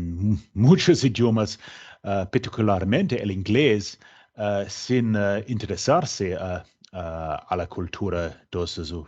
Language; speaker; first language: Spanish; non-native, fluent; English